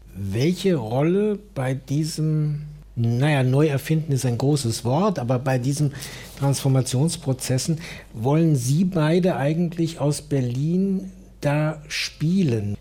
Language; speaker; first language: German; native; German